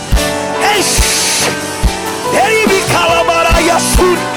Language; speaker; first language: Portuguese; native; Portuguese